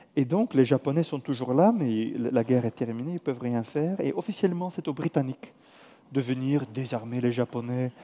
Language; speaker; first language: French; non-native, fluent; Dutch